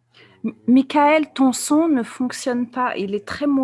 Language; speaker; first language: French; non-native, local second language; Kabyle